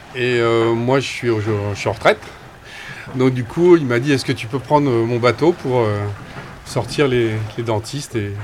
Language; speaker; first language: French; native; French